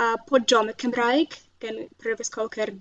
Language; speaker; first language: Welsh; non-native, learner; Russian